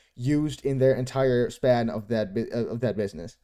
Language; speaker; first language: English; non-native, fluent; Dutch